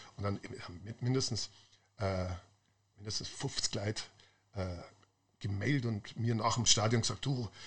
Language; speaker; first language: German; native; German